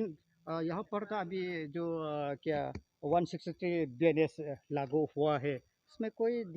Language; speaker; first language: Hindi; non-native, local second language; Kok Borok